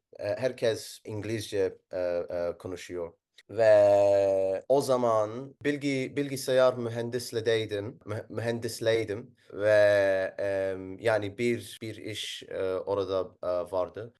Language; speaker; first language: Turkish; non-native, learner; Arabic